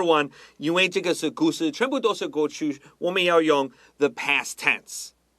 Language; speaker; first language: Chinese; non-native, fluent; English